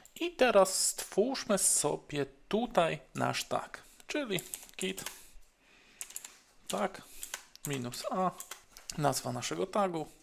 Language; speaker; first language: Polish; native; Polish